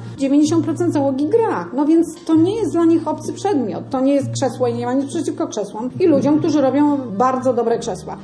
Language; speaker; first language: Polish; native; Polish